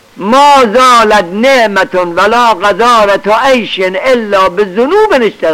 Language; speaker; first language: Persian; native; Persian